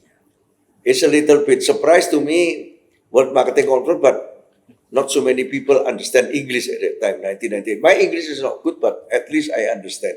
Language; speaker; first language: English; non-native, fluent; Indonesian